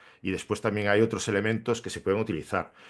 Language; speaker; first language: Spanish; native; Spanish